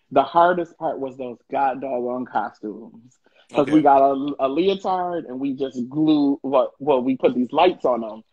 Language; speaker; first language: English; native; English